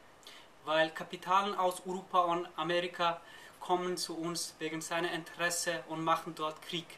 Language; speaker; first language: German; non-native, learner; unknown